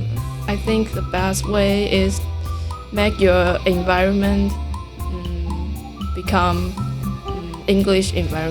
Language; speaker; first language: English; non-native, learner; Chinese